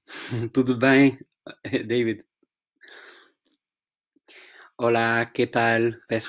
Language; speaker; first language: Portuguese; non-native, fluent; English